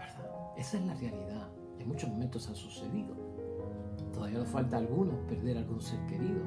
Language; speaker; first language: Spanish; native; Spanish